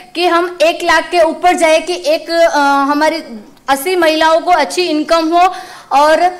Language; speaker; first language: Hindi; native; Hindi